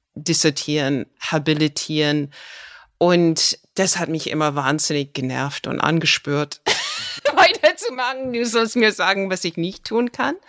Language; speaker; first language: German; non-native, fluent; English